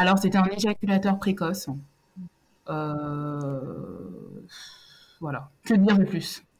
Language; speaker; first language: French; native; French